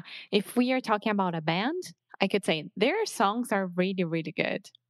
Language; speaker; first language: English; non-native, fluent; Portuguese